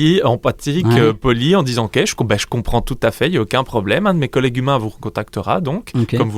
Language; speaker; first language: French; native; French